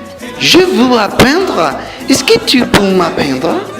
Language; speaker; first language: French; non-native, learner; Spanish